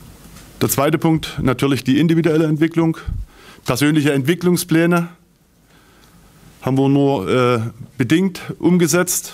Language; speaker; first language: German; native; German